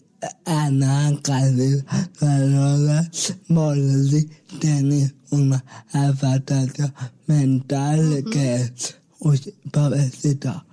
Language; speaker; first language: Catalan; non-native, local second language; Spanish